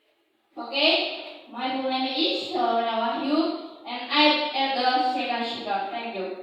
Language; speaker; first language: English; non-native, learner; Indonesian